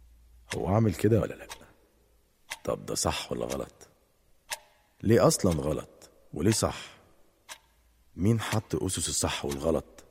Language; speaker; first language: Arabic; native; Arabic